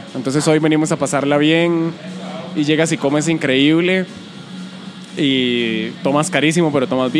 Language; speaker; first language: Spanish; native; Spanish